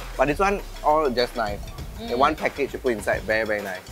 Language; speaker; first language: English; non-native, local second language; Tamil